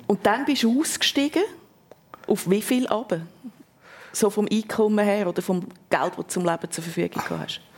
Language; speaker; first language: German; native; German